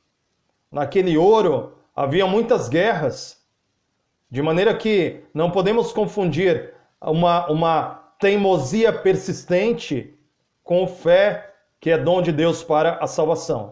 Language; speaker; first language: Portuguese; native; Portuguese